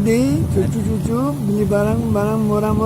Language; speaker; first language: Indonesian; non-native, learner; Urdu